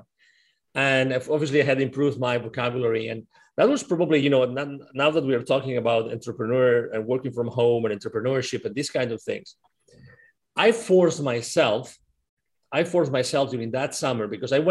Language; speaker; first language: English; non-native, fluent; Spanish